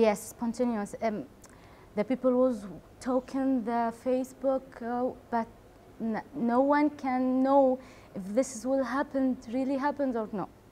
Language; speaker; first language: English; non-native, learner; Arabic